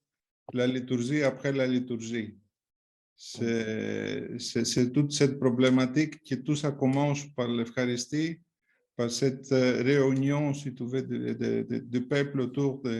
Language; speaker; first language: French; non-native, fluent; Greek